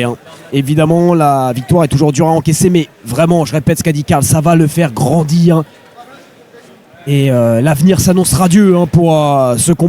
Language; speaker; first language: French; native; French